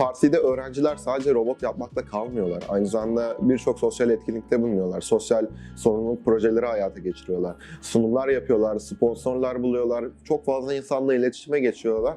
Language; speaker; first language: Turkish; native; Turkish